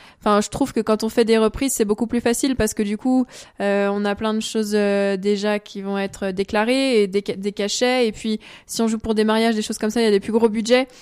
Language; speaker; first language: French; native; French